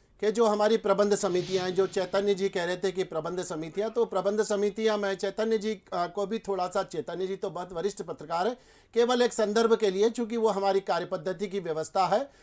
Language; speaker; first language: Hindi; native; Hindi